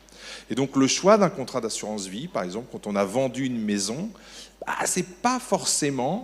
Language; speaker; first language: French; native; French